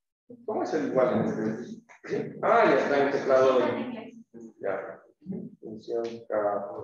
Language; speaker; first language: Spanish; native; Spanish